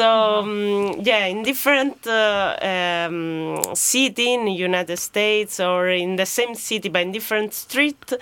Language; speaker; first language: English; non-native, fluent; Italian